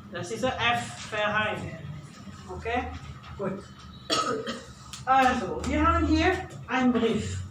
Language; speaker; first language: German; non-native, fluent; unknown